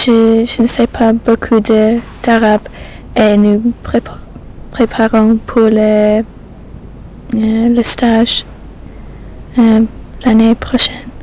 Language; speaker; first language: French; non-native, learner; English